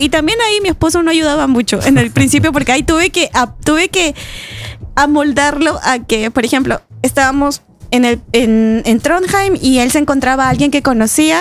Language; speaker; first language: Spanish; native; Spanish